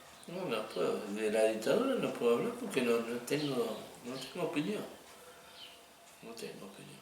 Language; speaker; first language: Spanish; native; Spanish